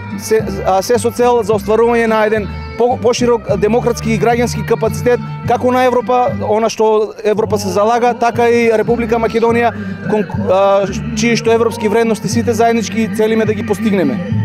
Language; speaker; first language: Macedonian; native; Macedonian